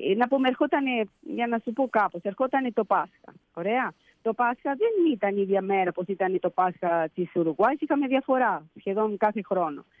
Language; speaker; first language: Greek; early bilingual, heritage; Spanish